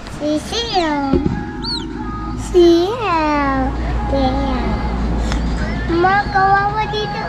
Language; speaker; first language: Filipino; non-native, local second language; Iloko